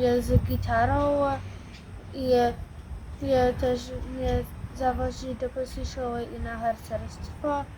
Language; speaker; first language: Polish; early bilingual, heritage; Polish